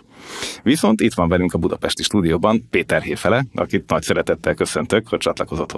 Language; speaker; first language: Hungarian; native; Hungarian